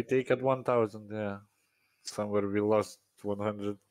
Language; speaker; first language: English; non-native, learner; Lithuanian